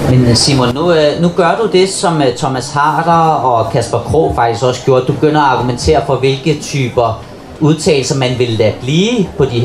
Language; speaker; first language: Danish; native; Danish